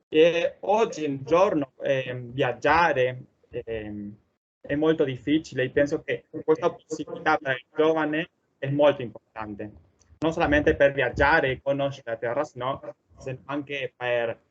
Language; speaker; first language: Italian; non-native, fluent; Spanish